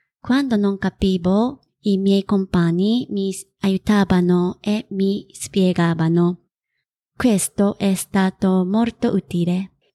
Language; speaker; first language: Italian; non-native, fluent; Japanese